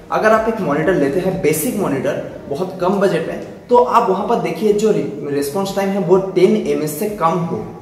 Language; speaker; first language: Hindi; non-native, local second language; Bangla